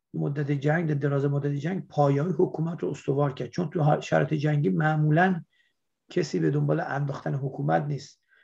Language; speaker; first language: Persian; native; Persian